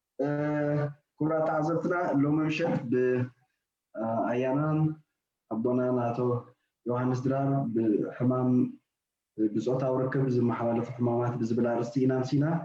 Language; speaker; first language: Tigrinya; native; Tigrinya